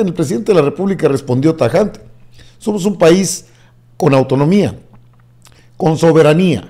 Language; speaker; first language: Spanish; native; Spanish